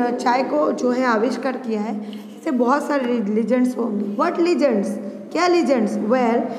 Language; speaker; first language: Hindi; non-native, local second language; Gujarati